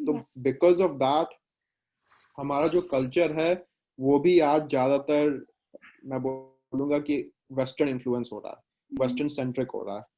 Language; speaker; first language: Hindi; native; Hindi